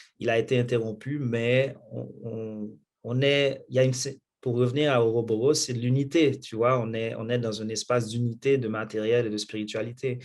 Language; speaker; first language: French; non-native, local second language; Haitian Creole